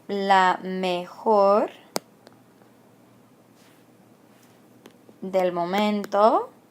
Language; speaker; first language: Spanish; non-native, fluent; English